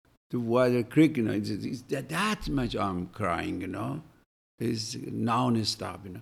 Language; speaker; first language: English; non-native, fluent; Persian